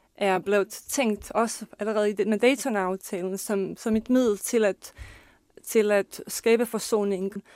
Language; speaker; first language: Danish; non-native, fluent; Bosnian